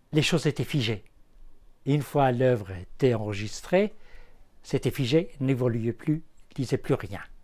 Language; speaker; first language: French; non-native, local second language; Arabic